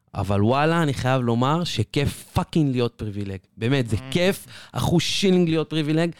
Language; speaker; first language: Hebrew; native; Hebrew